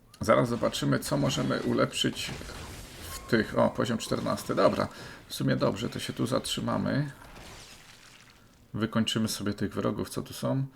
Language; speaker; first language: Polish; native; Polish